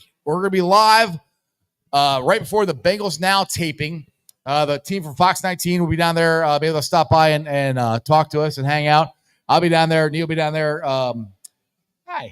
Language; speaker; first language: English; native; English